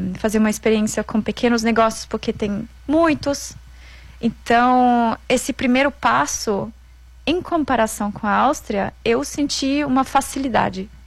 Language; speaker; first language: Portuguese; non-native, fluent; German